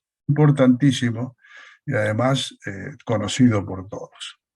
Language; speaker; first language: Spanish; native; Spanish